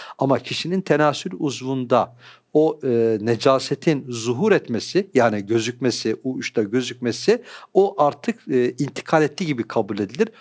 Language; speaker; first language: Turkish; native; Turkish